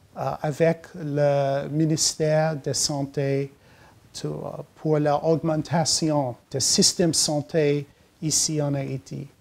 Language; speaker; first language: French; non-native, learner; English